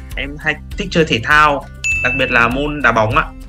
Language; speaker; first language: Vietnamese; native; Vietnamese